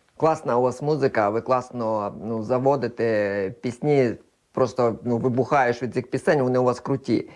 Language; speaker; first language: Ukrainian; native; Ukrainian